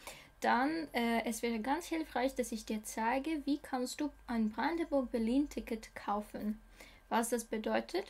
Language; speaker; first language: German; non-native, learner; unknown